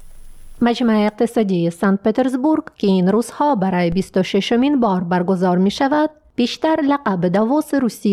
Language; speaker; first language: Persian; native; Persian